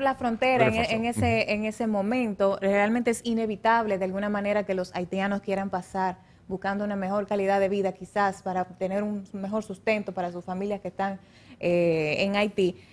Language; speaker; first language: Spanish; native; Spanish